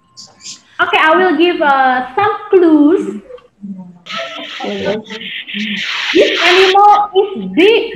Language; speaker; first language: English; non-native, fluent; Indonesian